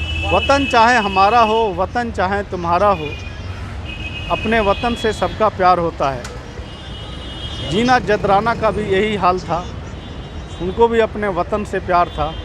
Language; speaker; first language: Hindi; native; Hindi